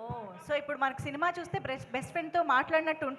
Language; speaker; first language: Telugu; native; Telugu